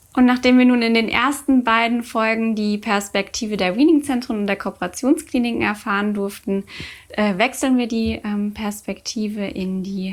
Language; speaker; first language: German; native; German